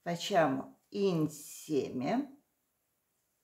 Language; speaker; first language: Italian; non-native, learner; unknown